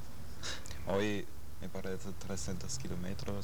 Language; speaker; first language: Spanish; non-native, learner; German